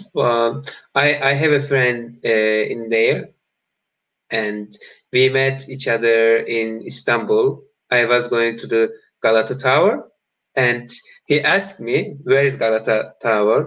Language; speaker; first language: English; non-native, learner; Turkish